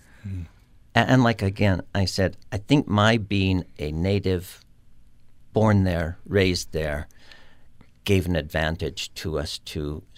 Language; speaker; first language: English; native; English